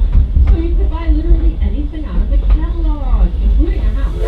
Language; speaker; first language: English; native; English